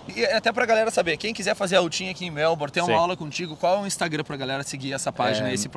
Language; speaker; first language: Portuguese; native; Portuguese